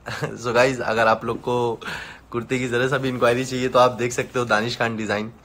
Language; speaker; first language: Hindi; native; Hindi